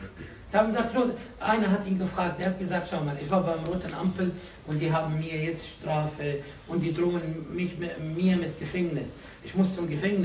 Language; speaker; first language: German; non-native, fluent; Arabic